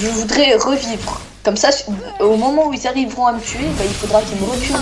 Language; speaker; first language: French; native; French